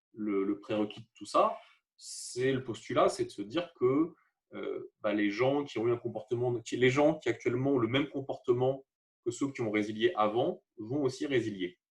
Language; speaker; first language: French; native; French